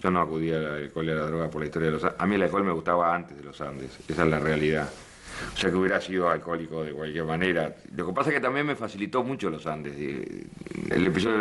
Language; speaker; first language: Spanish; native; Spanish